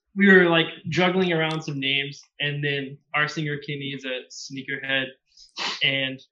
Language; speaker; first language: English; native; English